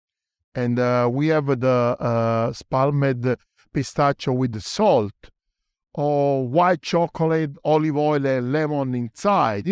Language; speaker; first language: English; non-native, learner; Italian